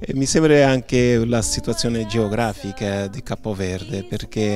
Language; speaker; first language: Italian; non-native, fluent; Kabuverdianu